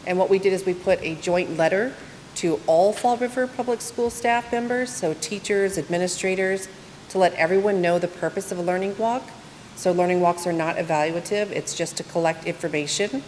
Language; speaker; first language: English; native; English